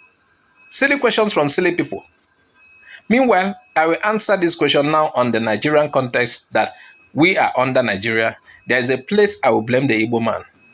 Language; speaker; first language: English; non-native, local second language; Igbo